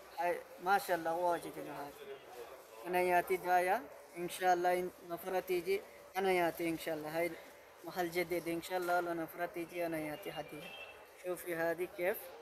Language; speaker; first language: Arabic; non-native, learner; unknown